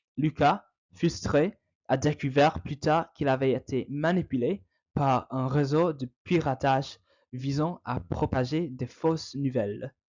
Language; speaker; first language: French; non-native, learner; English